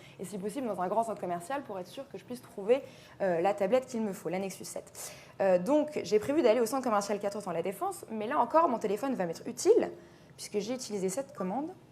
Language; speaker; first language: French; native; French